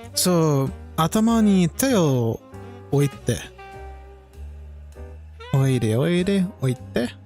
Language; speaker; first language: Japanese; non-native, learner; English